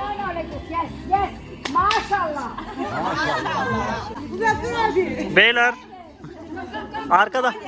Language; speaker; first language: Turkish; non-native, fluent; Hindi